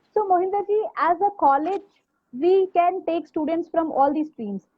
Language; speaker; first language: English; non-native, local second language; Hindi